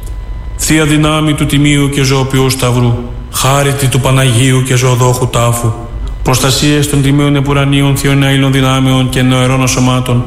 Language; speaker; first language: Greek; native; Greek